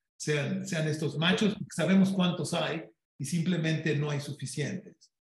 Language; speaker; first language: Spanish; native; Spanish